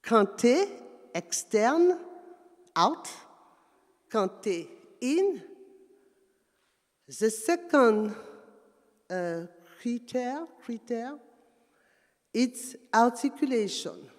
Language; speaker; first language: English; non-native, learner; French